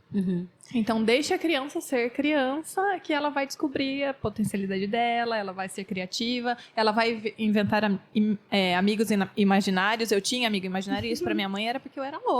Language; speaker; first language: Portuguese; native; Portuguese